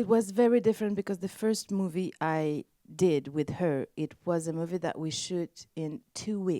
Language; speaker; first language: English; non-native, learner; French